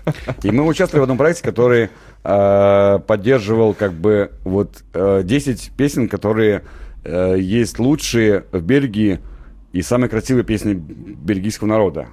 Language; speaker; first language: Russian; native; Russian